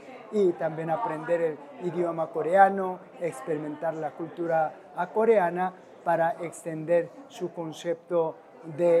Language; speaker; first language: Spanish; non-native, fluent; Korean